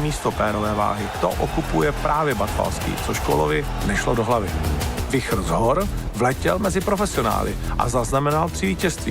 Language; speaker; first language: Czech; native; Czech